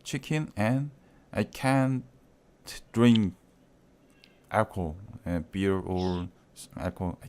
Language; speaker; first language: English; non-native, learner; Korean